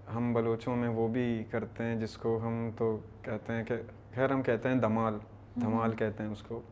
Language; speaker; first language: Urdu; non-native, local second language; Baluchi